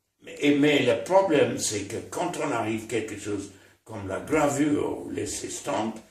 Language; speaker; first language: French; non-native, fluent; English